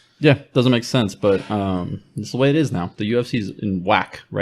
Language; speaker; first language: English; native; English